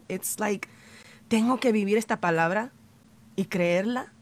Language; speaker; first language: Spanish; early bilingual, heritage; Spanish